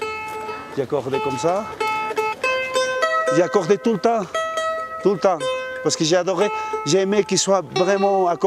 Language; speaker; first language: French; non-native, fluent; Spanish